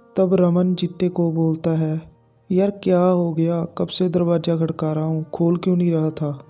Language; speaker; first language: Hindi; non-native, local second language; Punjabi